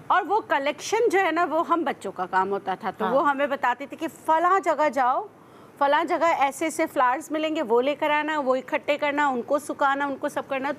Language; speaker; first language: Urdu; non-native, local second language; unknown